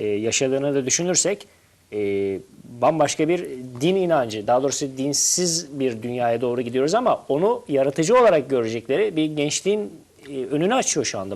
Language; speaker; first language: Turkish; native; Turkish